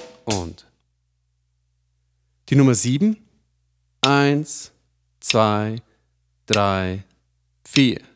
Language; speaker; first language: German; native; German